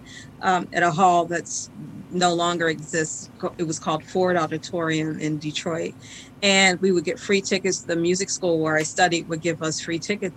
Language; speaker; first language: English; native; English